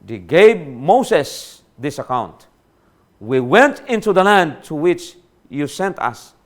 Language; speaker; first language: English; non-native, local second language; Hiligaynon